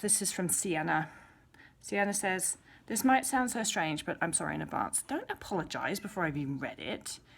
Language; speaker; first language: English; native; English